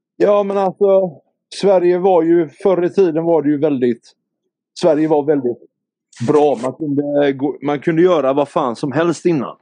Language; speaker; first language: Swedish; native; Swedish